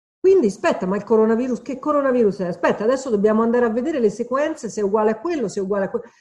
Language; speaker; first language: Italian; native; Italian